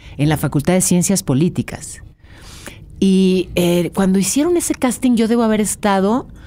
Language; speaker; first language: Spanish; native; Spanish